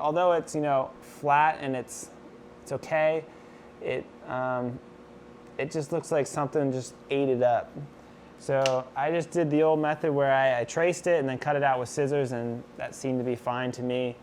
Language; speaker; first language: English; native; English